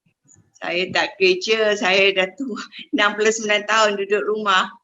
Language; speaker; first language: Malay; native; Malay